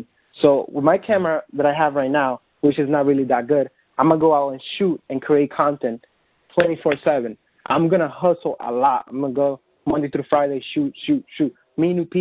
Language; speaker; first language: English; non-native, fluent; Spanish